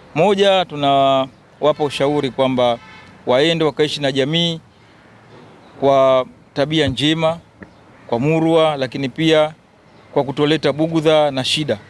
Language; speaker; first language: Swahili; native; Swahili